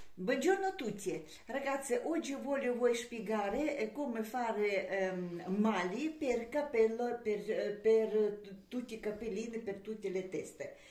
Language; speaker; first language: Italian; non-native, learner; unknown